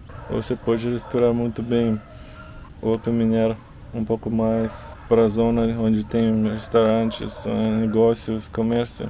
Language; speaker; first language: Portuguese; non-native, learner; Russian